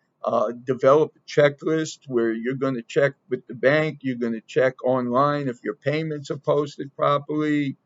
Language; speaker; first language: English; native; English